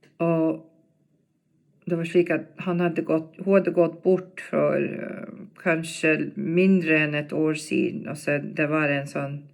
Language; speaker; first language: Norwegian; non-native, fluent; English